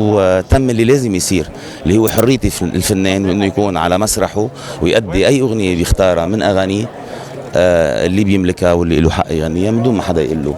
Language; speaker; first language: Arabic; native; Arabic